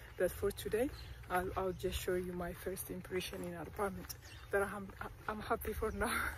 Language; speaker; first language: English; non-native, fluent; Amharic